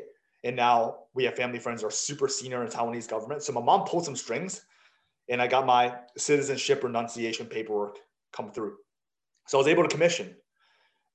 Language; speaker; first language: English; early bilingual, other home language; Chinese